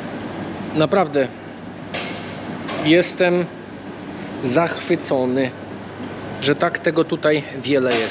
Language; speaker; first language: Polish; native; Polish